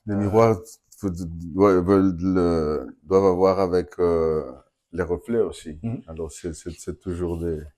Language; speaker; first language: French; non-native, fluent; Spanish